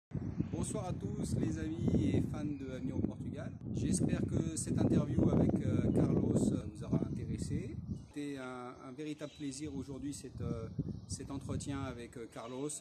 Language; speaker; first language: French; native; French